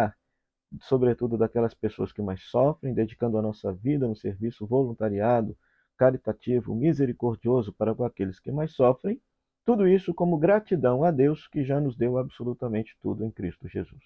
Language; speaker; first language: Portuguese; native; Portuguese